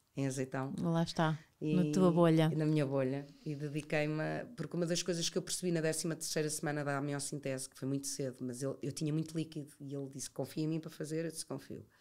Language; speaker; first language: Portuguese; native; Portuguese